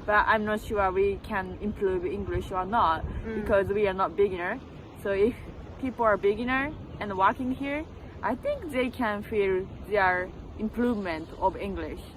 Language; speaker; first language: English; non-native, learner; Japanese